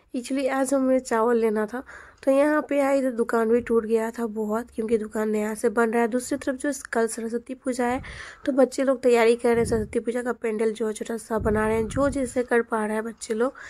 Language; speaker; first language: Hindi; non-native, local second language; Bangla